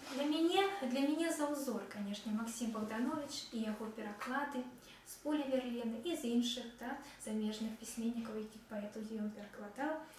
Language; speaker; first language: Belarusian; non-native, local second language; Russian